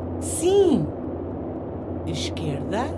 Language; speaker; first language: Portuguese; non-native, learner; English